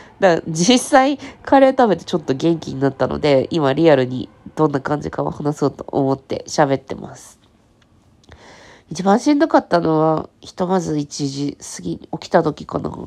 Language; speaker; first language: Japanese; native; Japanese